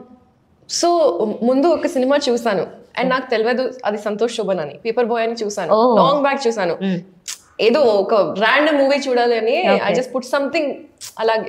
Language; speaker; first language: Telugu; non-native, local second language; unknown